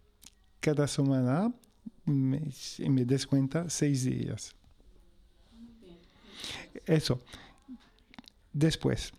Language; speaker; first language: Spanish; non-native, local second language; French